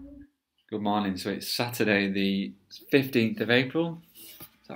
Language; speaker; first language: English; native; English